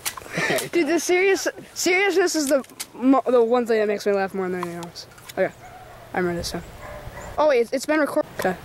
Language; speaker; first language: English; native; English